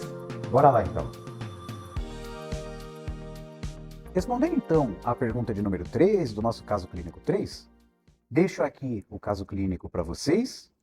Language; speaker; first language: Portuguese; native; Portuguese